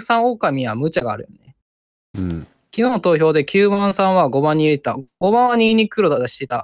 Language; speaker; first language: Japanese; native; Japanese